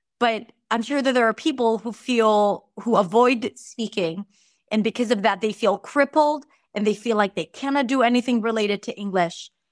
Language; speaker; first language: English; non-native, fluent; Hebrew